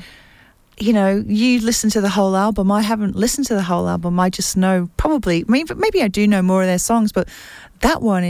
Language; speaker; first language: English; native; English